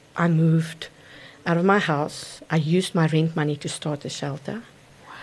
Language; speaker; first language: English; non-native, local second language; Afrikaans